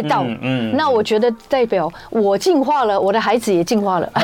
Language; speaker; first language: Chinese; native; Chinese